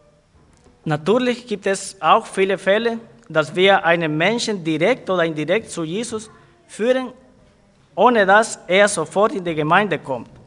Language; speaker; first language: German; non-native, fluent; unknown